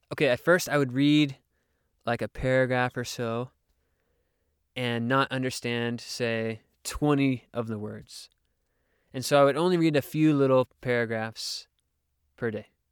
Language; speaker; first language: English; native; English